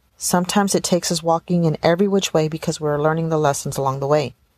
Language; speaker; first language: English; early bilingual, other home language; Spanish